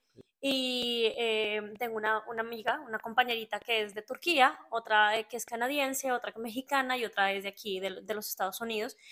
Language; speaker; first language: Spanish; native; Spanish